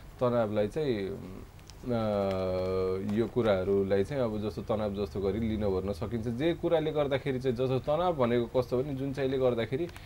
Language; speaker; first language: Nepali; non-native, local second language; Maithili